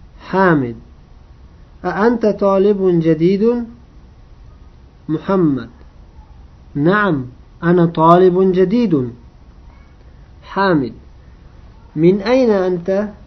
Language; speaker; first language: Arabic; non-native, fluent; Uzbek